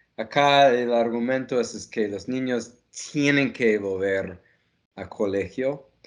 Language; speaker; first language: Spanish; non-native, fluent; English